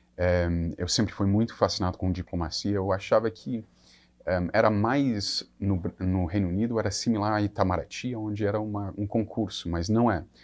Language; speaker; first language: Portuguese; non-native, fluent; English